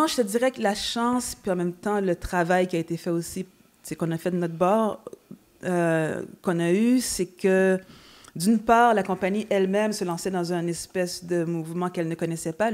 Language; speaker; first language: French; native; French